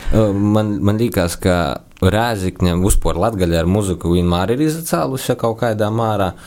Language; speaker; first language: Latvian; native; Latvian